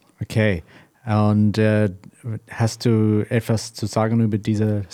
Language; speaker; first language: German; non-native, learner; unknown